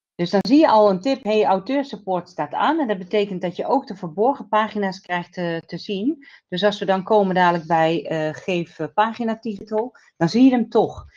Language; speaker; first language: Dutch; native; Dutch